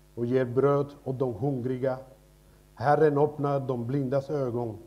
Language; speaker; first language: Swedish; non-native, fluent; Spanish